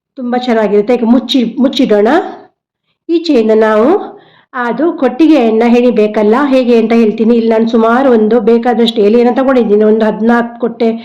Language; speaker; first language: Kannada; non-native, local second language; Konkani